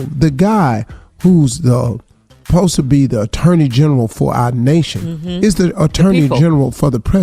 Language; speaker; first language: English; native; English